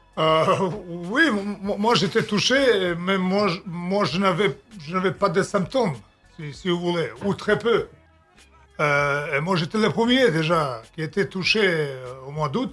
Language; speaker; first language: French; non-native, fluent; Serbian